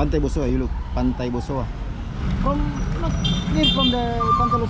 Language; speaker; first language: English; non-native, learner; Indonesian